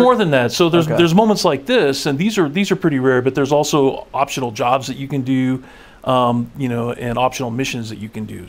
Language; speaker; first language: English; native; English